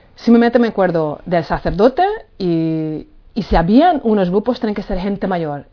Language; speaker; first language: Spanish; non-native, fluent; Hungarian